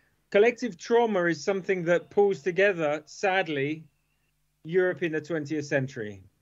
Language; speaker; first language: English; native; English